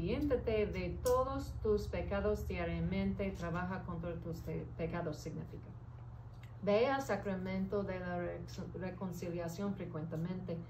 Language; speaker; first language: Spanish; early bilingual, heritage; English